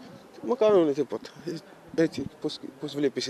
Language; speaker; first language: Greek; non-native, learner; Arabic